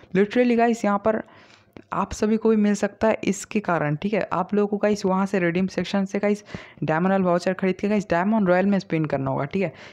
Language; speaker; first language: Hindi; non-native, local second language; Bangla